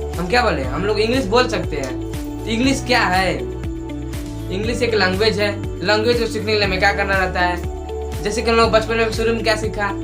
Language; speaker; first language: Hindi; native; Hindi